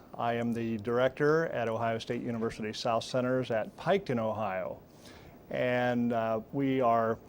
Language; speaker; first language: English; native; English